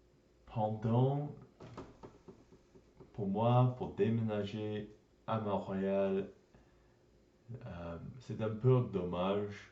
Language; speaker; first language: French; non-native, learner; English